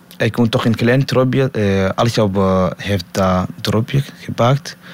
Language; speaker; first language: Dutch; non-native, learner; Somali